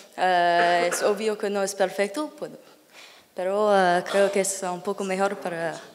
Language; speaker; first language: Spanish; non-native, learner; English